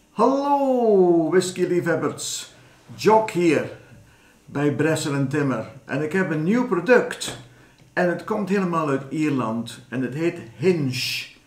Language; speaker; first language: Dutch; non-native, fluent; English